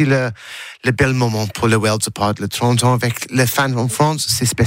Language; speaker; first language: French; non-native, learner; English